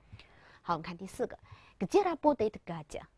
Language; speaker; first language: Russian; non-native, fluent; Chinese